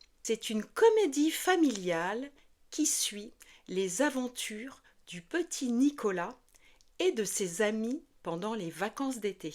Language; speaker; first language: French; native; French